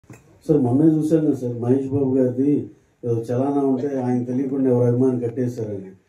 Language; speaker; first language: Telugu; native; Telugu